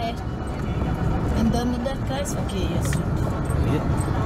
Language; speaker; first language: German; non-native, learner; Portuguese